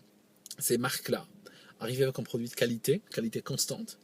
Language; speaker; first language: French; non-native, local second language; Arabic